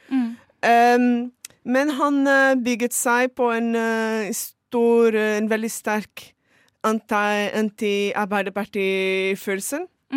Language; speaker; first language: Norwegian; non-native, fluent; Portuguese